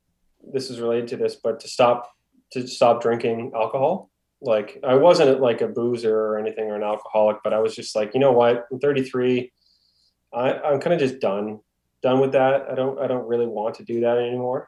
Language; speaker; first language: English; native; English